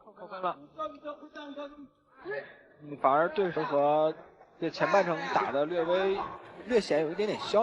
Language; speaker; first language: Chinese; native; Chinese